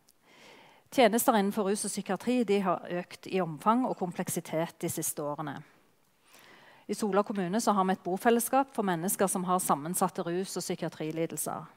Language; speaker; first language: Norwegian; native; Norwegian